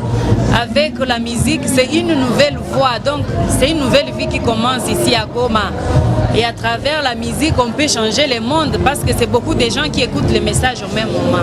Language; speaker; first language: French; non-native, local second language; Swahili